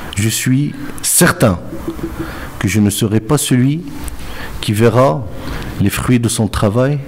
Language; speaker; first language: French; non-native, local second language; Arabic